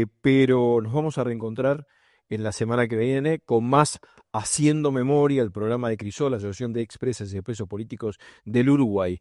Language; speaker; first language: Spanish; native; Spanish